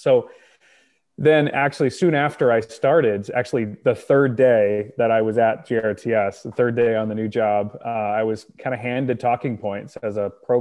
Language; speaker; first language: English; native; English